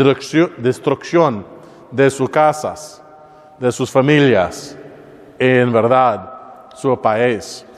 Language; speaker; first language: Spanish; non-native, learner; English